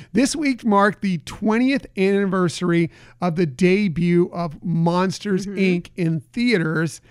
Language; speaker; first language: English; native; English